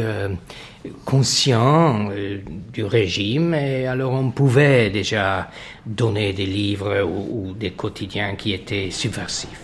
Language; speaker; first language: French; non-native, fluent; Hungarian